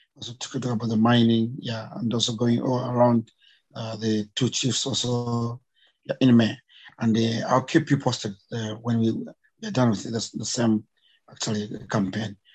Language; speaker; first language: English; non-native, local second language; Bemba